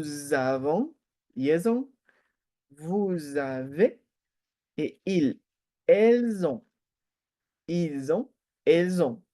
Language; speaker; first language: French; non-native, fluent; Spanish